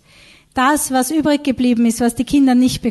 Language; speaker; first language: German; native; German